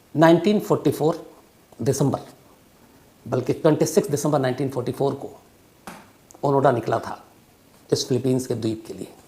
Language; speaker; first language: Hindi; native; Hindi